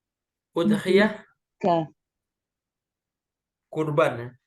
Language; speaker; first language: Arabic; non-native, fluent; Indonesian